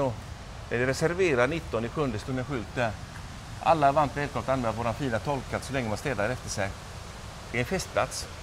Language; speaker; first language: Swedish; native; Swedish